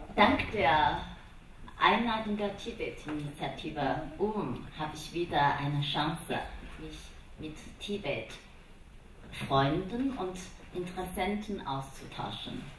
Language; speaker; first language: German; non-native, fluent; Chinese